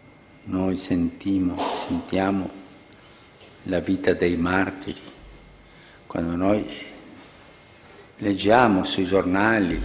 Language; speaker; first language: Italian; non-native, fluent; Spanish